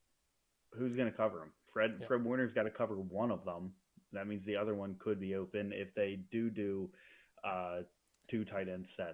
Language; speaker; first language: English; native; English